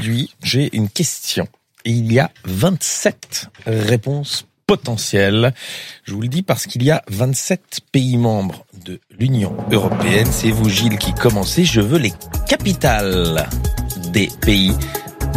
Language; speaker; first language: French; native; French